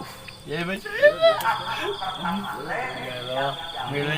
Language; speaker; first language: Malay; non-native, local second language; Sundanese